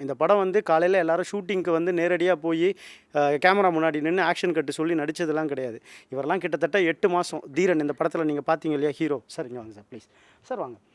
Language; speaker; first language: Tamil; native; Tamil